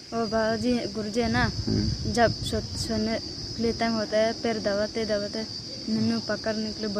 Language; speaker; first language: Hindi; non-native, local second language; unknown